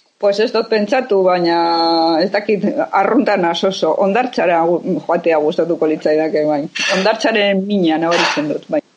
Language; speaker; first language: Basque; non-native, local second language; Spanish